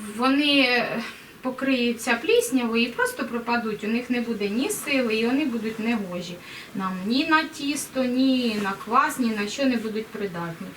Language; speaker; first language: Ukrainian; native; Ukrainian